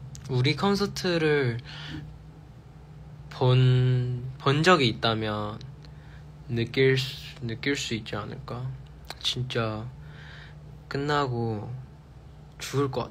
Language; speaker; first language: Korean; non-native, fluent; Chinese